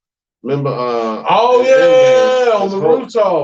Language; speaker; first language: English; native; English